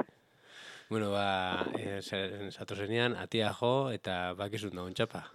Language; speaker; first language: Basque; native; Basque